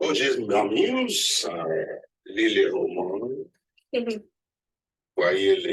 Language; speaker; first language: French; non-native, learner; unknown